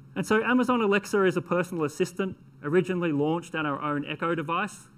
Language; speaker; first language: English; native; English